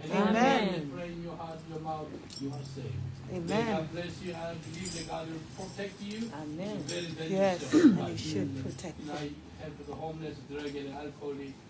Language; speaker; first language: English; non-native, learner; Korean